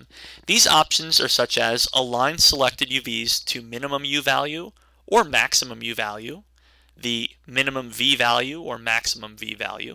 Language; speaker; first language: English; native; English